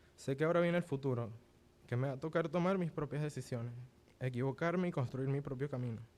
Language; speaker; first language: Spanish; early bilingual, other home language; English